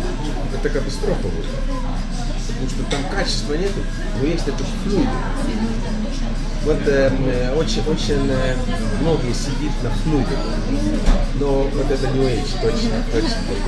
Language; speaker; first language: Russian; non-native, fluent; Estonian